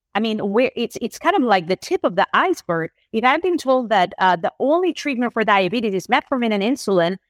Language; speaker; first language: English; non-native, fluent; Spanish